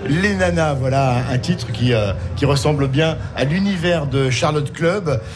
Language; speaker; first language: French; native; French